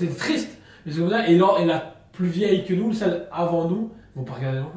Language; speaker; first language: French; native; French